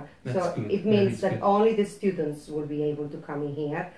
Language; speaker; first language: English; non-native, fluent; Spanish